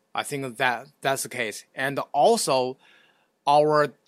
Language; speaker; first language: English; non-native, fluent; Chinese